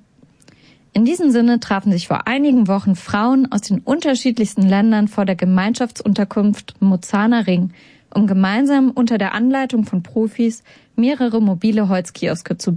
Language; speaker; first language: German; native; German